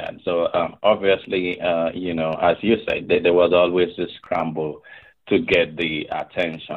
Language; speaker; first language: English; non-native, local second language; Igbo